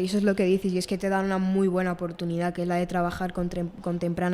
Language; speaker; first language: Spanish; native; Spanish